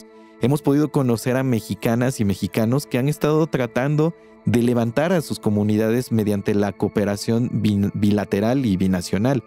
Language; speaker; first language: Spanish; native; Spanish